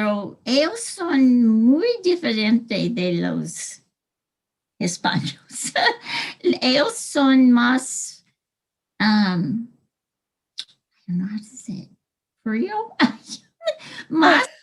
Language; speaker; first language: Spanish; early bilingual, heritage; English